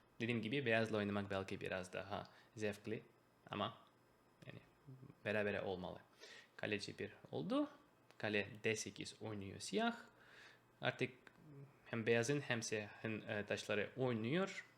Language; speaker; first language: Turkish; non-native, fluent; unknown